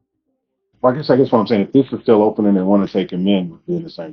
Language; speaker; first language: English; native; English